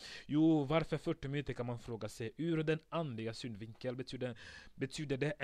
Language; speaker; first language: Swedish; non-native, fluent; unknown